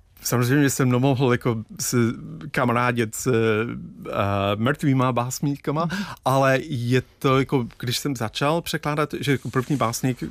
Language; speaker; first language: Czech; non-native, fluent; English